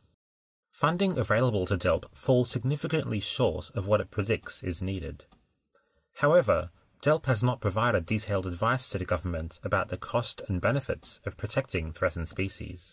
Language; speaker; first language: English; native; English